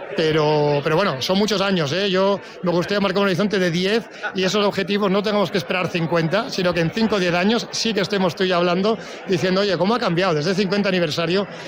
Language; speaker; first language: Spanish; non-native, local second language; Catalan